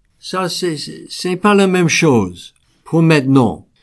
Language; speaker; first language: French; non-native, fluent; English